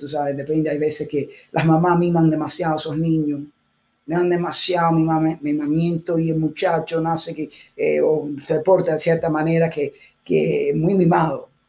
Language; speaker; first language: Spanish; early bilingual, heritage; Spanish